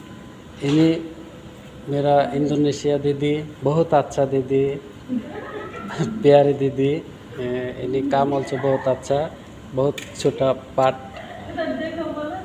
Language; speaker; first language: Hindi; non-native, learner; Bangla